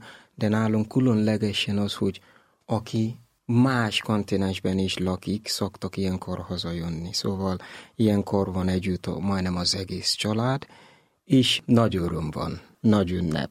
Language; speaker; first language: Hungarian; non-native, learner; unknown